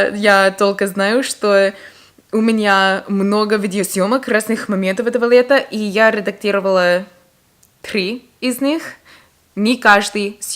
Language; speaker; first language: Russian; non-native, fluent; English